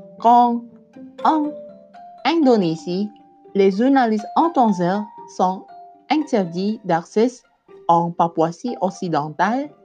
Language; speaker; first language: French; non-native, learner; Indonesian